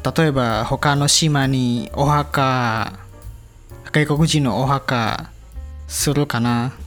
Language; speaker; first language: Japanese; non-native, learner; Indonesian